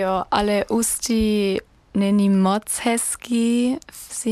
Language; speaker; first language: Czech; non-native, learner; German